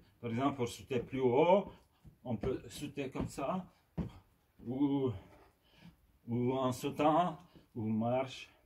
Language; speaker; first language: French; non-native, fluent; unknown